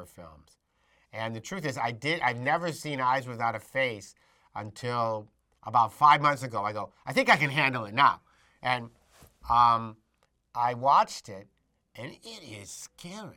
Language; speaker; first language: English; native; English